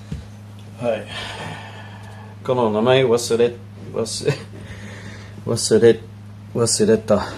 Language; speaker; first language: Japanese; non-native, learner; English